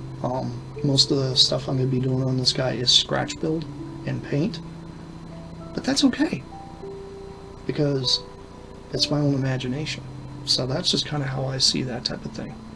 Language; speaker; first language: English; native; English